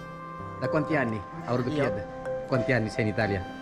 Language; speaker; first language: Italian; non-native, learner; Sinhala